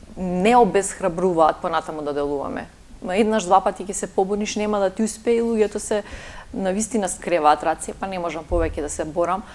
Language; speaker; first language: Macedonian; native; Macedonian